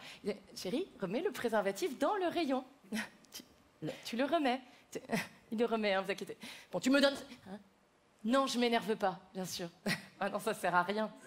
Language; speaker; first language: French; native; French